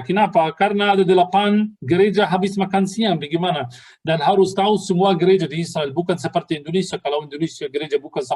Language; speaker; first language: Indonesian; non-native, fluent; Arabic